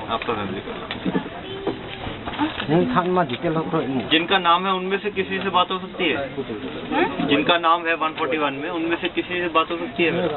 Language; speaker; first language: Hindi; non-native, local second language; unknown